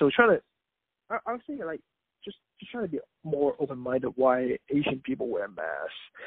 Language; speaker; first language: English; non-native, local second language; Cantonese